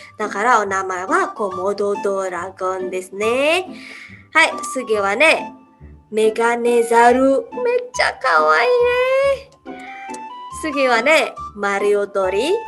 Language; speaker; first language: Japanese; non-native, learner; Indonesian